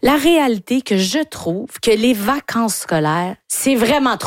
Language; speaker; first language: French; native; French